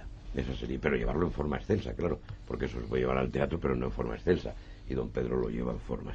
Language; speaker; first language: Spanish; native; Spanish